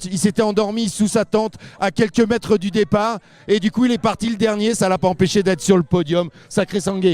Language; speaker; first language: French; native; French